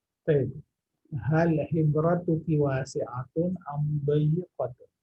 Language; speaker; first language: Arabic; non-native, fluent; Indonesian